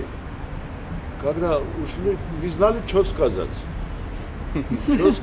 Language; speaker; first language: Russian; non-native, local second language; Armenian